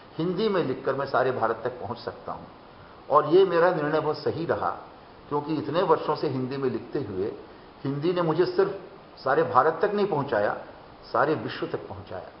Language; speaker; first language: Hindi; non-native, local second language; Bangla